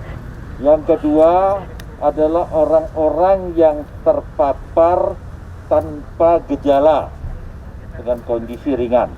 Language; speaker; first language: Indonesian; native; Indonesian